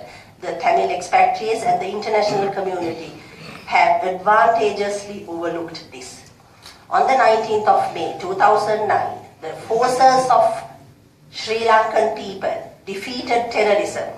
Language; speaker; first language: English; non-native, local second language; Sinhala